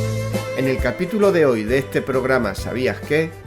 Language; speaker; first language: Spanish; native; Spanish